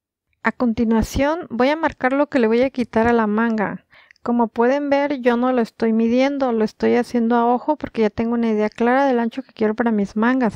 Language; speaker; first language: Spanish; native; Spanish